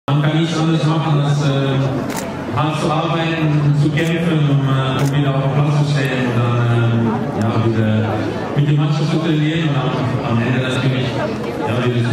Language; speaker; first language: German; non-native, fluent; Dutch